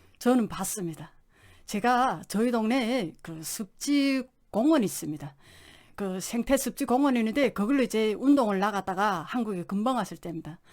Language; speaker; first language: Korean; native; Korean